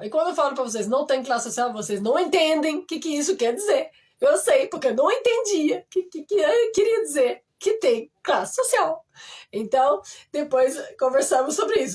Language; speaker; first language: Portuguese; non-native, fluent; French